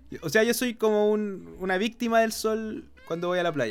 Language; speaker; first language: Spanish; native; Spanish